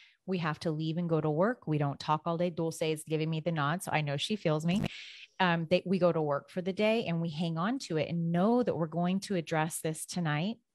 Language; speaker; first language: English; native; English